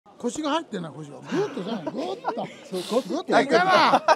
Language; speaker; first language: Japanese; native; Japanese